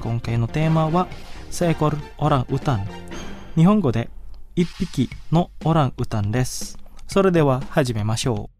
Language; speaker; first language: Japanese; non-native, fluent; Indonesian